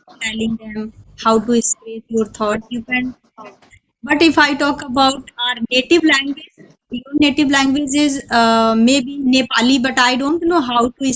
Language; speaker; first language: English; non-native, learner; Hindi